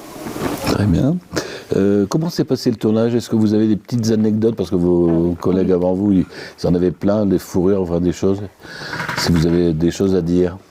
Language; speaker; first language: French; native; French